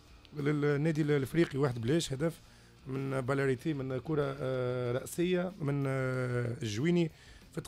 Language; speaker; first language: Arabic; native; Arabic